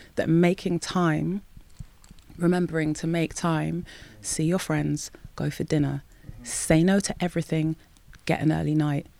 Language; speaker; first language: English; native; English